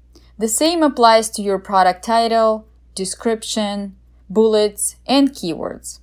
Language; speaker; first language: English; non-native, fluent; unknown